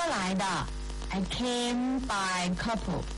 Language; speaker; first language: English; non-native, fluent; Chinese